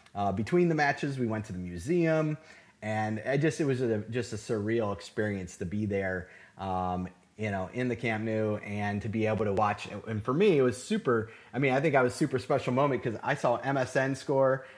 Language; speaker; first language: English; native; English